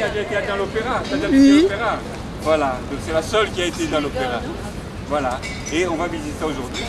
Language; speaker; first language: French; native; French